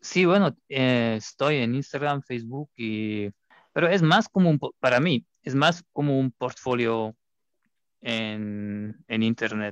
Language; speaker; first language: Spanish; non-native, fluent; German